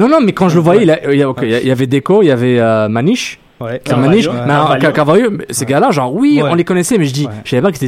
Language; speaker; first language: French; native; French